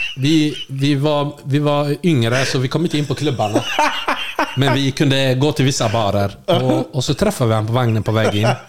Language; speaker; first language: Swedish; early bilingual, other home language; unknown